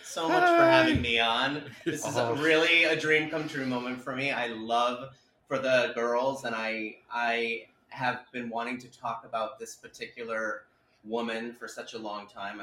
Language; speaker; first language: English; native; English